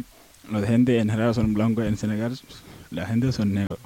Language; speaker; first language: Spanish; non-native, learner; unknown